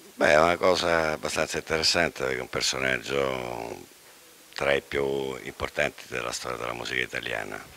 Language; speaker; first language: Italian; native; Italian